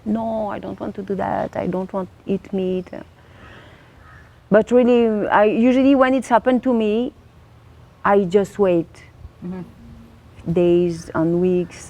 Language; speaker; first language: English; non-native, learner; French